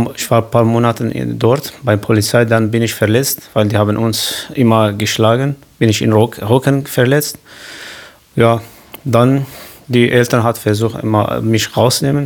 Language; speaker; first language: German; non-native, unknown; Kurdish